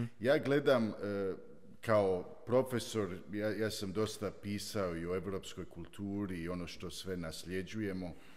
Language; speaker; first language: Croatian; early bilingual, heritage; Croatian